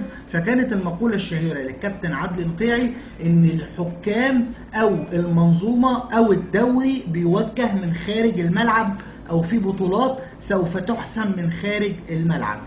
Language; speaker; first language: Arabic; native; Arabic